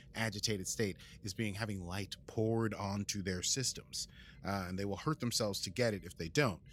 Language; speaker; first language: English; native; English